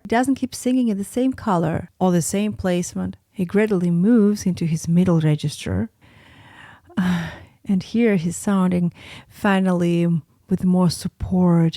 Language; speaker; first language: English; non-native, fluent; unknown